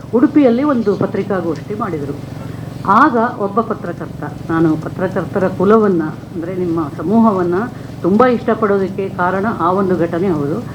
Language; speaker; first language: Kannada; native; Kannada